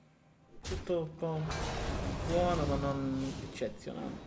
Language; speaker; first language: Italian; native; Italian